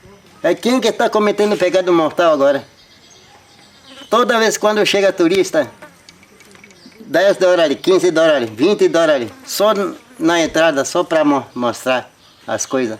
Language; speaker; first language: Portuguese; non-native, local second language; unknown